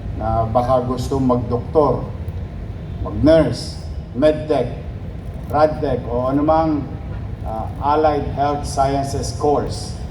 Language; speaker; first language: Filipino; native; Filipino